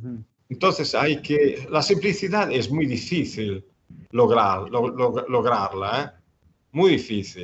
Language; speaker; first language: Spanish; non-native, fluent; Italian